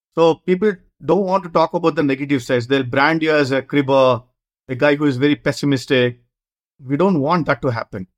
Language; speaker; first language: English; non-native, local second language; Kannada